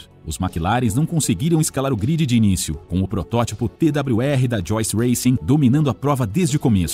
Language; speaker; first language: Portuguese; native; Portuguese